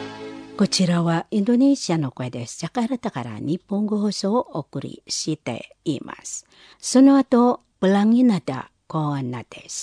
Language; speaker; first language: Japanese; non-native, fluent; Indonesian